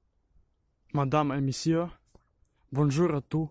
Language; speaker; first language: French; non-native, learner; Ukrainian